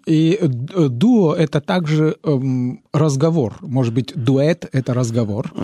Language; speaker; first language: Russian; native; Russian